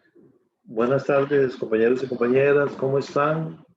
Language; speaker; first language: Spanish; native; Spanish